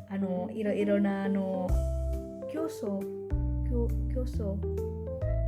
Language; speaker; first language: Japanese; non-native, learner; Indonesian